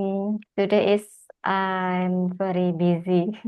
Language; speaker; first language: English; non-native, learner; Indonesian